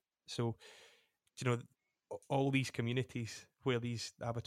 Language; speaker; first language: English; native; English